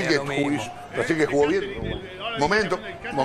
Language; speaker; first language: Spanish; native; Spanish